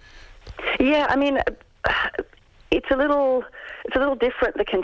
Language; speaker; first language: English; native; English